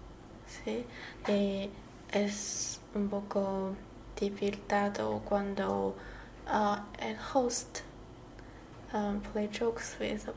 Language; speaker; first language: Spanish; non-native, learner; Chinese